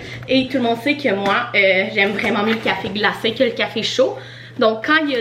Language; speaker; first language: French; native; French